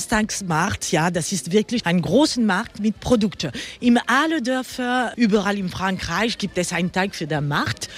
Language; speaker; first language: German; non-native, learner; French